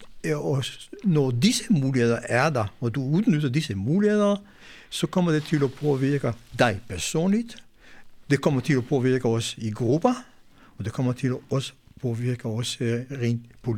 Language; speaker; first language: Danish; non-native, fluent; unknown